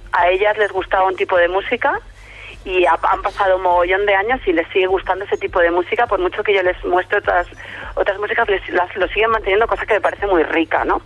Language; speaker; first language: Spanish; native; Spanish